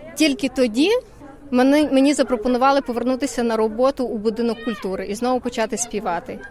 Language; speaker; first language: Ukrainian; native; Ukrainian